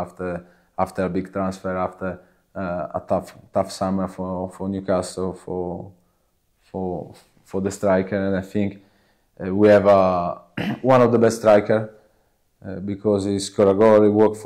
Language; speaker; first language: English; non-native, learner; Italian